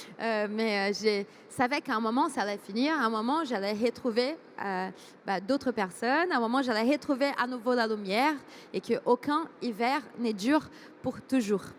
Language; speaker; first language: French; non-native, fluent; Portuguese